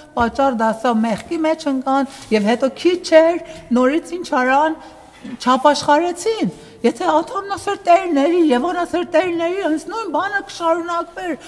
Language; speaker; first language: Armenian; early bilingual, heritage; Armenian